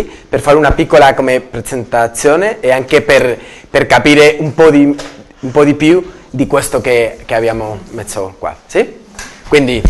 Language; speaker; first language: Italian; non-native, learner; Spanish